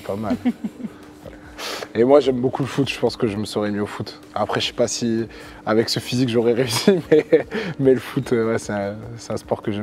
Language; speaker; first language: French; native; French